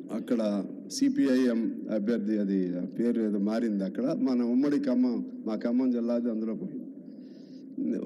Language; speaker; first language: Telugu; native; Telugu